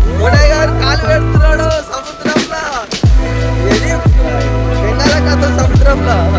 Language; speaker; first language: Telugu; native; Telugu